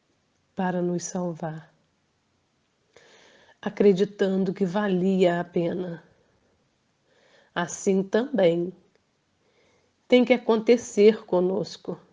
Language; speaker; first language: Portuguese; native; Portuguese